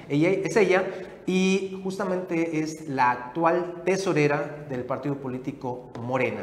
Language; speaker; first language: Spanish; native; Spanish